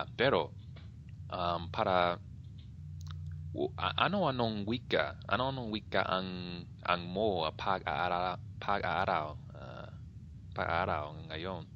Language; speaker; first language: Filipino; non-native, learner; English